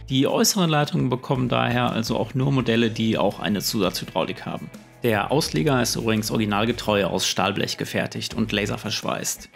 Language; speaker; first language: German; native; German